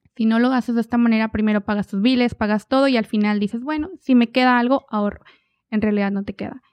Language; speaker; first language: Spanish; native; Spanish